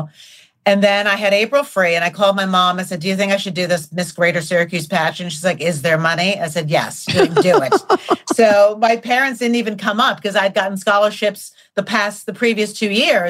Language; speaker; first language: English; native; English